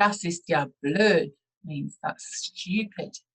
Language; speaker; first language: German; non-native, fluent; English